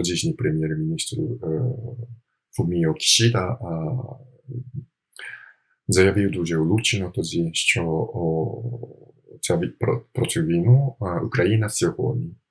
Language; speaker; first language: Ukrainian; non-native, fluent; Japanese